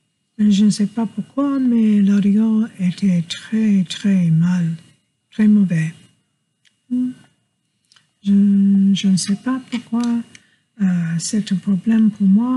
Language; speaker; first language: French; non-native, learner; English